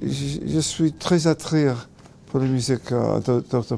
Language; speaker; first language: French; non-native, learner; English